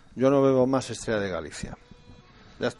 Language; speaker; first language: Spanish; native; Spanish